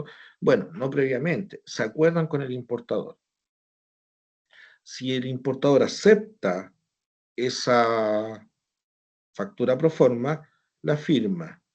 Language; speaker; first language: Spanish; native; Spanish